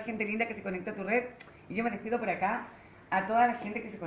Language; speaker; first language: Spanish; native; Spanish